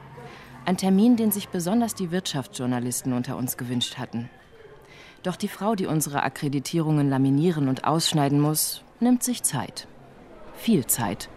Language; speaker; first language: German; native; German